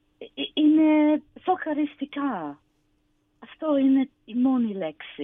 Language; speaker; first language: Greek; non-native, learner; English